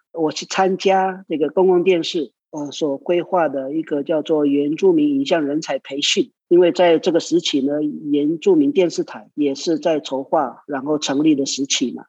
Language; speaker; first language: Chinese; non-native, local second language; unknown